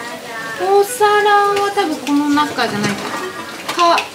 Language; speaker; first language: Japanese; native; Japanese